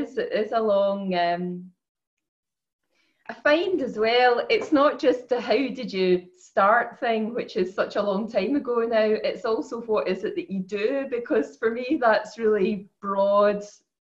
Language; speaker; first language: English; native; English